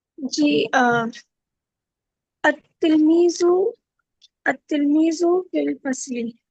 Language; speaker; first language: Arabic; non-native, learner; Urdu